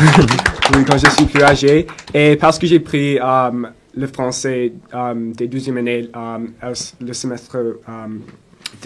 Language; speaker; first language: French; non-native, local second language; English